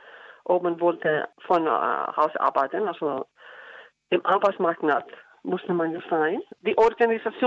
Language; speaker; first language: German; non-native, learner; Icelandic